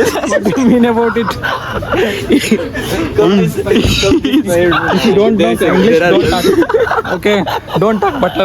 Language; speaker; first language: English; non-native, local second language; Kannada